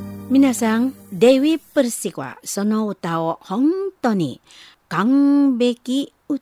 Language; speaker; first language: Japanese; non-native, learner; Indonesian